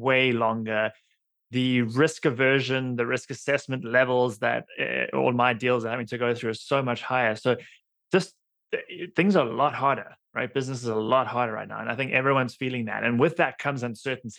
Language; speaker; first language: English; native; English